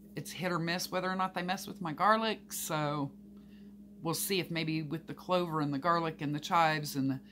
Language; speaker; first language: English; native; English